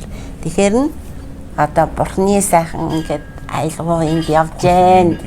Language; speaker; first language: Mongolian; native; Mongolian